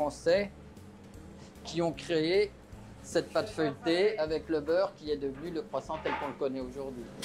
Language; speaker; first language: French; native; French